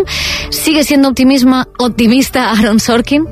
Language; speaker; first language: Spanish; native; Spanish